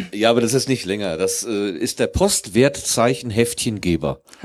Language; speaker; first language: German; native; German